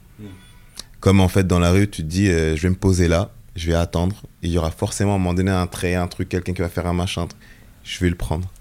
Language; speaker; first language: French; native; French